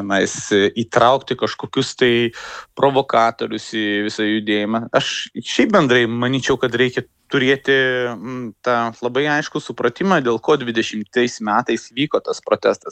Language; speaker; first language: Lithuanian; native; Lithuanian